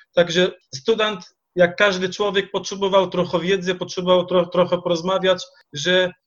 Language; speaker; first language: Polish; non-native, fluent; Arabic